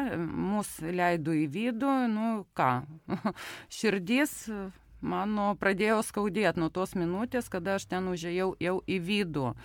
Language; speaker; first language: Lithuanian; non-native, local second language; Russian